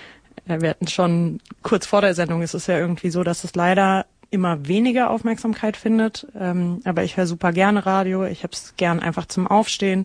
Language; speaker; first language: German; native; German